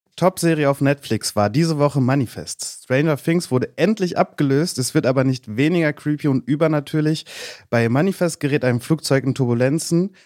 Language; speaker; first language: German; native; German